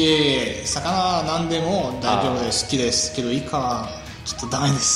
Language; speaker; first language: Japanese; non-native, learner; Bulgarian